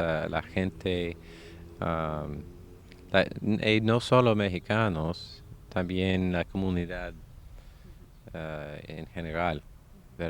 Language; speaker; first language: Spanish; non-native, learner; English